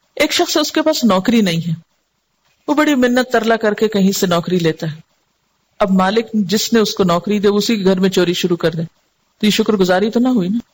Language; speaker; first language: Urdu; non-native, local second language; Sindhi